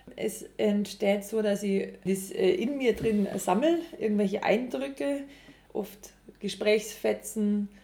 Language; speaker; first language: German; native; German